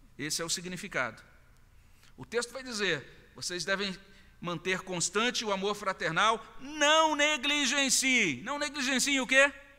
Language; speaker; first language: Portuguese; native; Portuguese